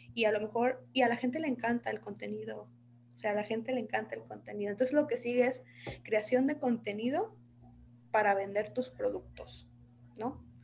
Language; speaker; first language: Spanish; native; Spanish